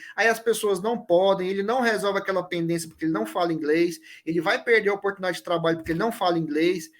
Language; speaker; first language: Portuguese; native; Portuguese